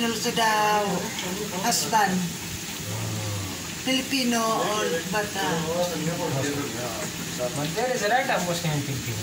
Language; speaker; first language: English; non-native, learner; Filipino